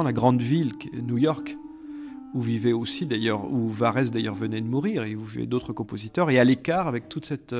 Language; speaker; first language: French; native; French